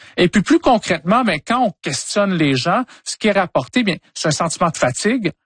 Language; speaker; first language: French; native; French